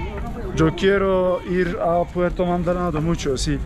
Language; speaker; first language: Spanish; non-native, learner; Turkish